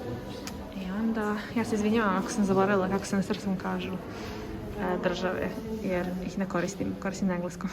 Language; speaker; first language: Serbian; native; Serbian